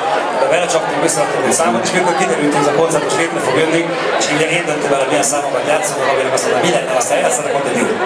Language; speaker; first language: Hungarian; native; Hungarian